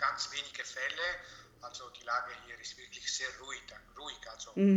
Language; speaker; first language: German; non-native, fluent; Italian